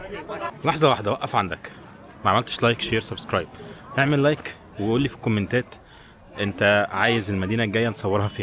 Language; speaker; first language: Arabic; native; Arabic